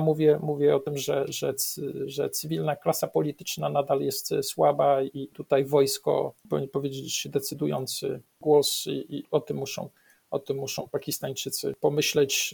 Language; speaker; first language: Polish; native; Polish